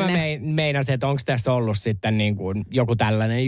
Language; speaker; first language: Finnish; native; Finnish